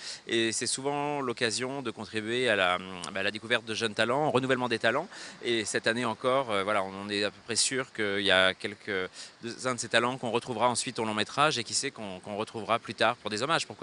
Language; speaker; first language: French; native; French